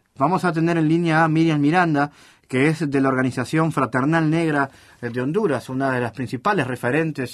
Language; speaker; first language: Spanish; native; Spanish